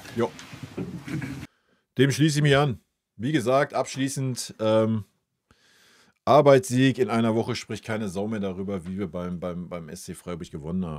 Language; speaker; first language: German; native; German